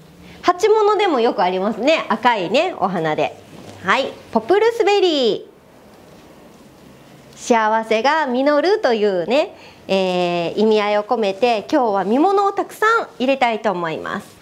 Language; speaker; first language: Japanese; native; Japanese